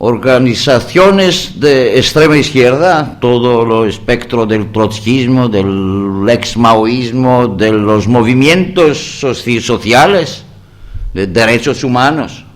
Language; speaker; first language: Spanish; non-native, learner; Greek